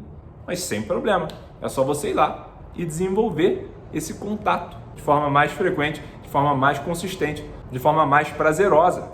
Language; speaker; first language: Portuguese; native; Portuguese